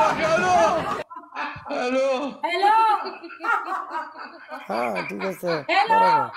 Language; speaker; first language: Hindi; non-native, learner; Bangla